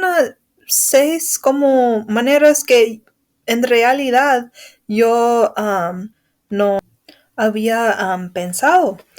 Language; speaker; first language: Spanish; non-native, fluent; English